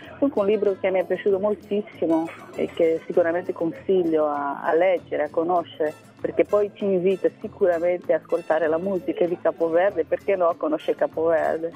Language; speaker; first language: Italian; non-native, fluent; Kabuverdianu